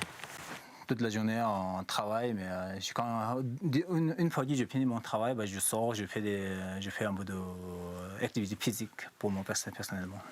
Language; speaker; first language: French; non-native, fluent; Sherpa